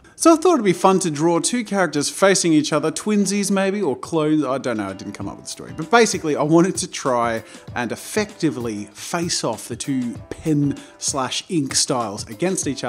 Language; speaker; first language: English; native; English